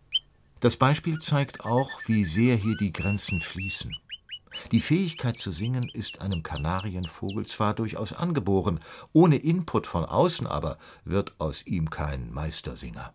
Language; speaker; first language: German; native; German